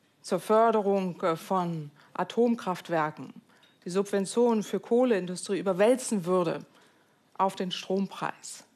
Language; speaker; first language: German; native; German